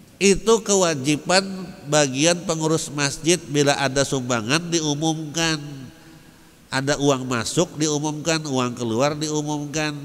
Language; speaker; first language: Indonesian; non-native, local second language; Banjar